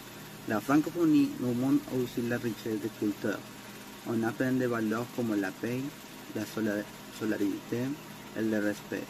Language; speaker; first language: French; non-native, learner; Spanish